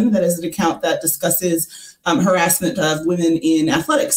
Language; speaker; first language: English; native; English